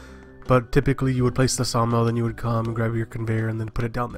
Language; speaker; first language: English; native; English